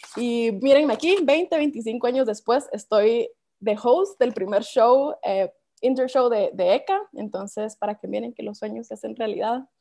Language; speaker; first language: Spanish; native; Spanish